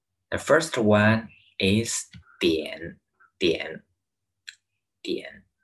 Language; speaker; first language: English; non-native, learner; Chinese